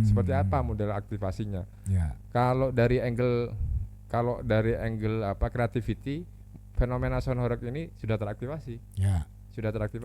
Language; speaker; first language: Indonesian; non-native, local second language; Javanese